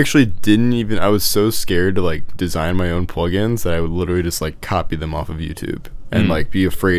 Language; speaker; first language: English; native; English